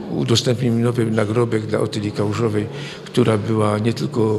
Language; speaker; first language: Polish; native; Polish